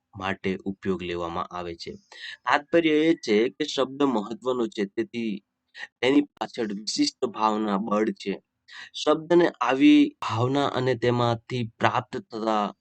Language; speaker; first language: Gujarati; non-native, local second language; Rathawi